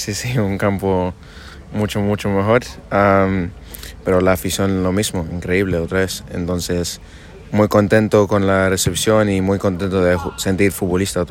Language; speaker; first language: Spanish; non-native, fluent; English